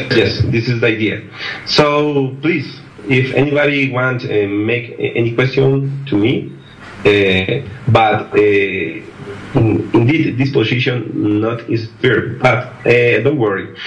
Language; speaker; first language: English; non-native, learner; Spanish